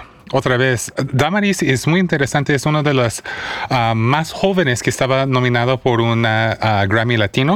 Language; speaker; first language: Spanish; non-native, fluent; English